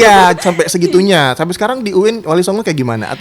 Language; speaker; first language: Indonesian; native; Indonesian